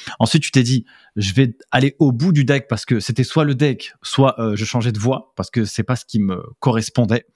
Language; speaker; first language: French; native; French